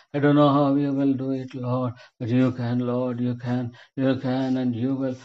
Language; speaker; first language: English; non-native, local second language; Tamil